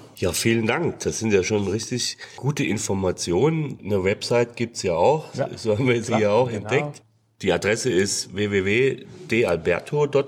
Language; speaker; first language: German; native; German